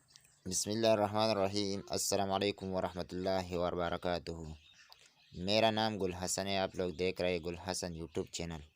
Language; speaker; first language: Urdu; non-native, local second language; Pashto